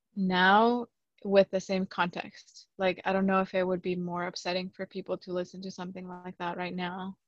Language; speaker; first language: English; early bilingual, other home language; Spanish